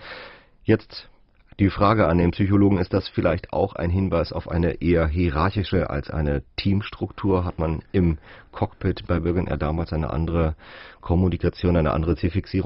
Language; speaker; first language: German; native; German